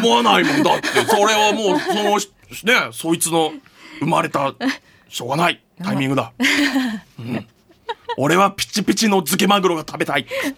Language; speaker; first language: Japanese; native; Japanese